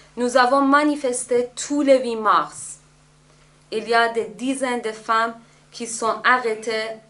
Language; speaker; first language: French; non-native, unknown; Persian